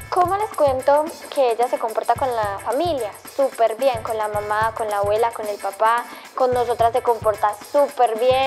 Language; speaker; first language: Spanish; native; Spanish